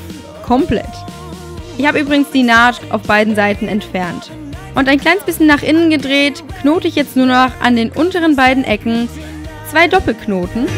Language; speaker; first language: German; native; German